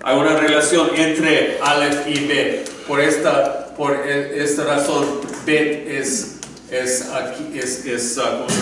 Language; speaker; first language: Spanish; non-native, learner; English